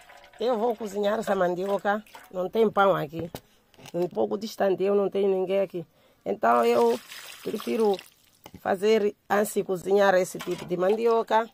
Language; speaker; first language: Portuguese; non-native, local second language; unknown